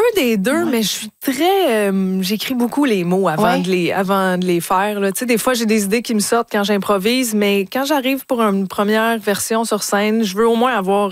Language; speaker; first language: French; native; French